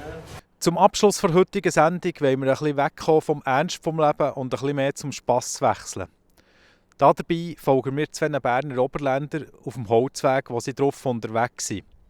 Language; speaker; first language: German; native; German